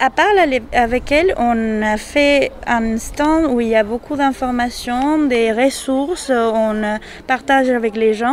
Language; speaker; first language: French; non-native, fluent; Spanish